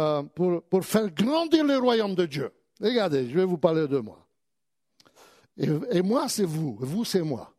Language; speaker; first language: French; native; French